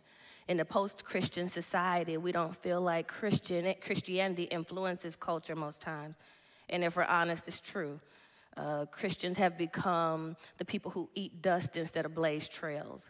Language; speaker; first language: English; native; English